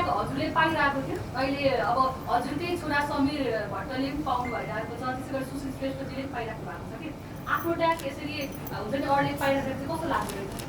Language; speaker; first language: Nepali; early bilingual, heritage; Nepali